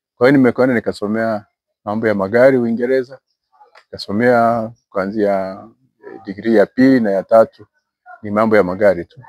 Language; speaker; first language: Swahili; non-native, local second language; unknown